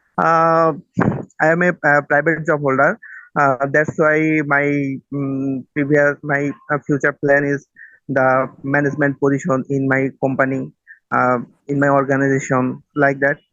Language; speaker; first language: English; non-native, learner; Bangla